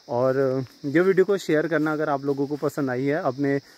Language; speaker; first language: Hindi; native; Hindi